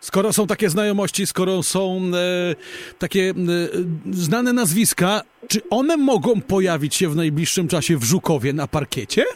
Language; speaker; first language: Polish; native; Polish